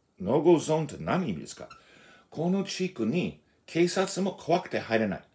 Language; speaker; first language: Japanese; non-native, fluent; English